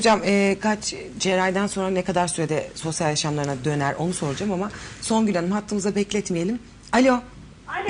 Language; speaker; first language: Turkish; native; Turkish